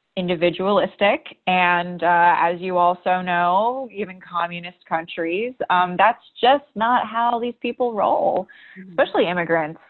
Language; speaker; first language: English; native; English